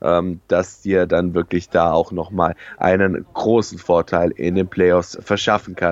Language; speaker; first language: German; native; German